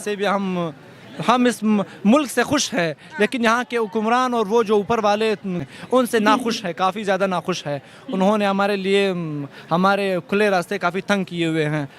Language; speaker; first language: Urdu; non-native, local second language; Pashto